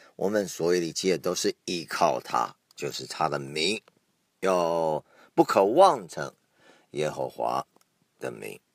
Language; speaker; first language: Chinese; non-native, fluent; English